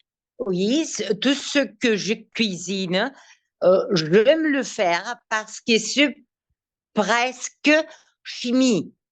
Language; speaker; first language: French; non-native, learner; Greek